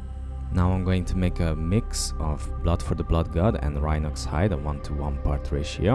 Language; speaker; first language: English; non-native, fluent; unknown